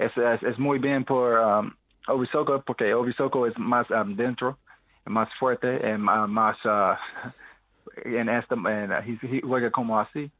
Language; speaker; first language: Spanish; non-native, learner; English